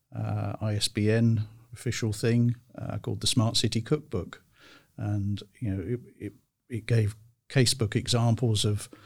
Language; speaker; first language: English; native; English